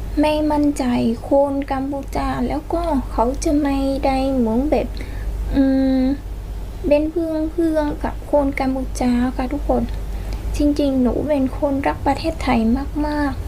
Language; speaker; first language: Thai; non-native, learner; Vietnamese